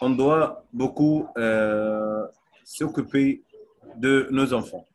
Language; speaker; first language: French; non-native, fluent; Arabic